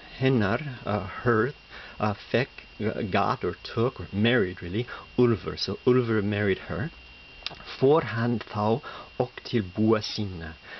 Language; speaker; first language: English; native; English